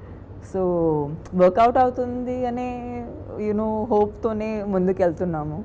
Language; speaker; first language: Telugu; non-native, fluent; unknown